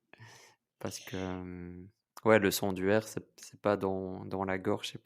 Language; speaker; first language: French; native; French